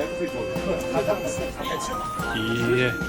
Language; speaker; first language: Chinese; non-native, fluent; Japanese